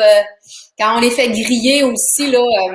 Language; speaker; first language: French; native; French